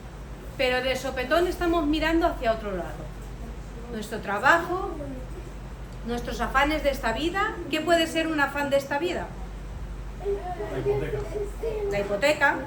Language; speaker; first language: Spanish; native; Spanish